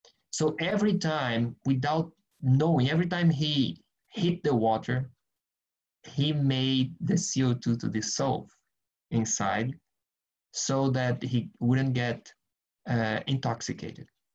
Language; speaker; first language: English; non-native, fluent; Portuguese